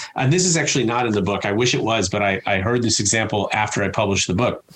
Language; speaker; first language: English; native; English